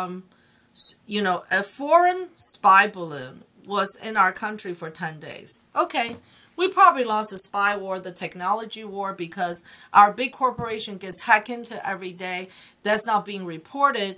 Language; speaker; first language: English; non-native, fluent; Chinese